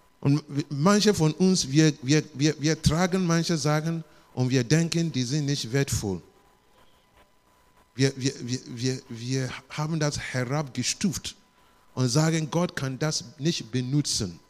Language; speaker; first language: German; non-native, learner; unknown